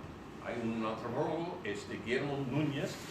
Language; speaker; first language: Spanish; non-native, fluent; English